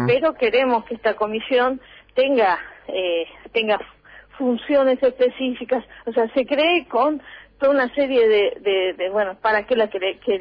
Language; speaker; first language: Spanish; native; Spanish